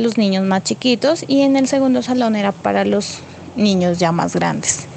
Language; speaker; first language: Spanish; native; Spanish